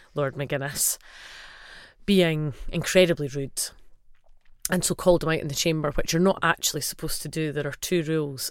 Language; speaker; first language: English; native; English